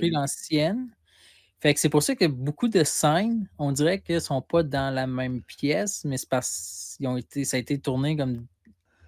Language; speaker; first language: French; native; French